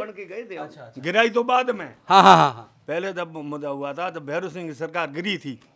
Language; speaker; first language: Hindi; native; Hindi